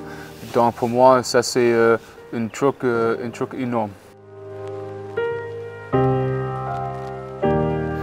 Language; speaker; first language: French; non-native, learner; English